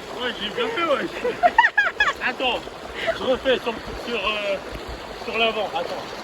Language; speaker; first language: French; native; French